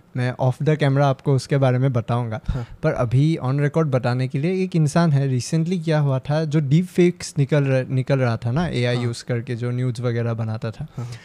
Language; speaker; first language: Hindi; non-native, local second language; Assamese